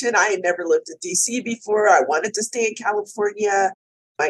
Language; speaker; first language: English; native; English